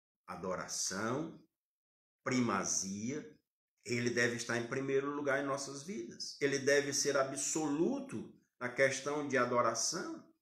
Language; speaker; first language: Portuguese; native; Portuguese